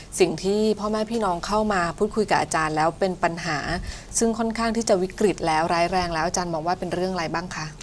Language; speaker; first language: Thai; native; Thai